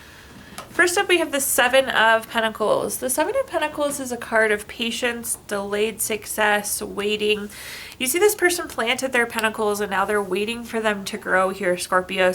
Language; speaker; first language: English; native; English